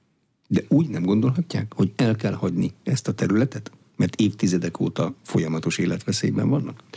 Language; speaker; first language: Hungarian; native; Hungarian